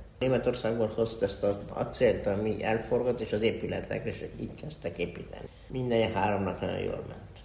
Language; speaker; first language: Hungarian; early bilingual, heritage; Hungarian